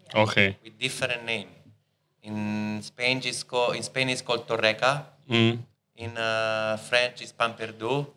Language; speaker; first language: English; non-native, fluent; Italian